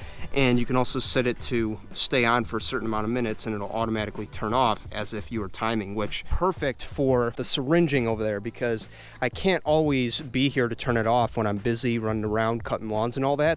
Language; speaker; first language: English; native; English